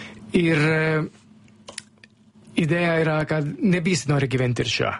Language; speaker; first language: Lithuanian; non-native, learner; Italian